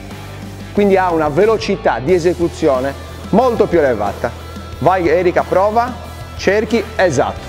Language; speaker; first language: Italian; native; Italian